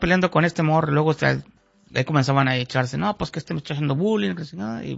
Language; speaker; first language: Spanish; native; Spanish